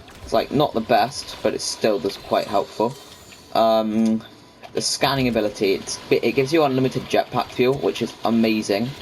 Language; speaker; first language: English; native; English